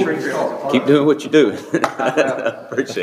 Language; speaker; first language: English; native; English